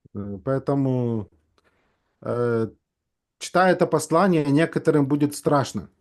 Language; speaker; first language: Russian; native; Russian